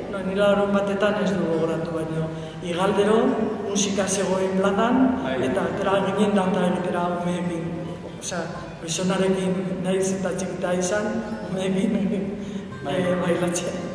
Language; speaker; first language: Basque; non-native, local second language; Spanish